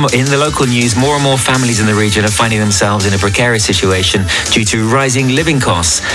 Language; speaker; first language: English; native; English